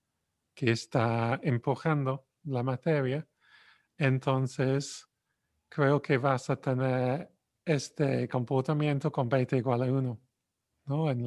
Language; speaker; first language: Spanish; non-native, fluent; English